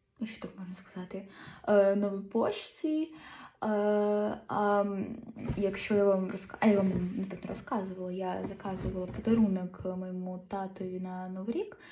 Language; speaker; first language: Ukrainian; non-native, local second language; Russian